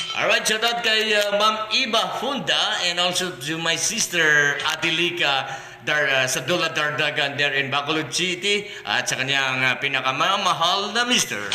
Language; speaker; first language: Filipino; non-native, local second language; Maranao